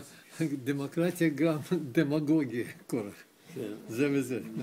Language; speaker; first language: Hebrew; non-native, learner; Russian